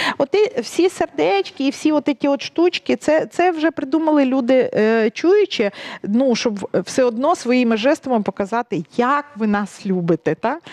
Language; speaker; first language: Ukrainian; native; Ukrainian